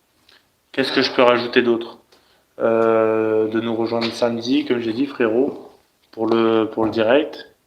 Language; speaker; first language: French; native; French